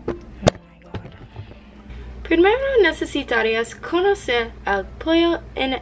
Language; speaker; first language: Spanish; non-native, learner; English